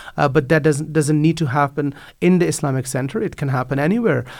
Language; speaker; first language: English; non-native, fluent; Dutch